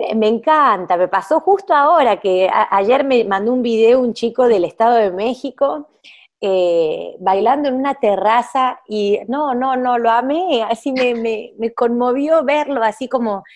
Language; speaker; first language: Spanish; native; Spanish